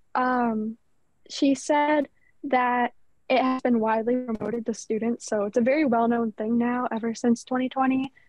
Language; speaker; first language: English; native; English